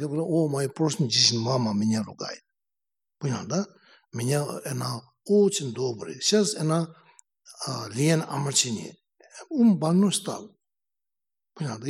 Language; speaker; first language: Russian; non-native, learner; Tibetan